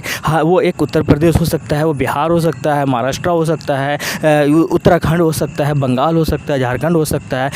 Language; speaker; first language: Hindi; native; Hindi